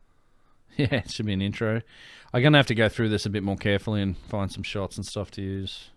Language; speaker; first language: English; native; English